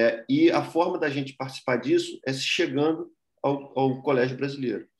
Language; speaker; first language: Portuguese; native; Portuguese